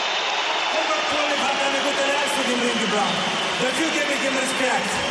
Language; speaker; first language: German; non-native, fluent; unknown